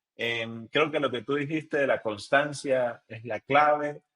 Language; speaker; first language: Spanish; native; Spanish